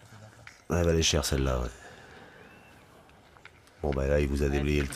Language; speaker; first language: French; native; French